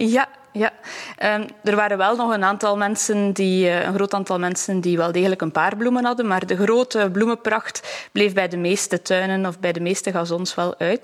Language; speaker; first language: Dutch; native; Dutch